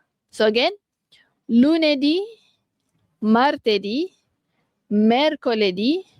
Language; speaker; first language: Italian; non-native, fluent; Malay